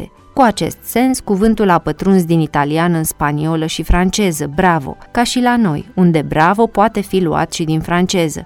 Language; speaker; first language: Romanian; native; Romanian